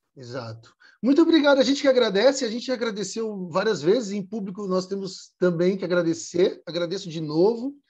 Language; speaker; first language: Portuguese; native; Portuguese